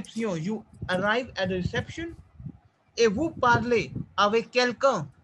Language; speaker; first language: French; non-native, fluent; Hindi